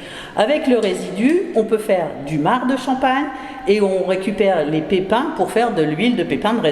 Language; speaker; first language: French; native; French